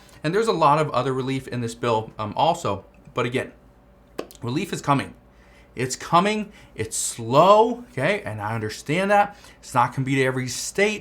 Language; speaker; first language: English; native; English